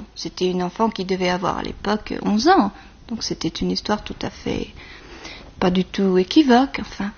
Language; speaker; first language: French; native; French